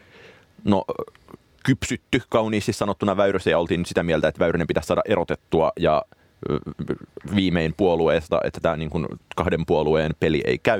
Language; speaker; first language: Finnish; native; Finnish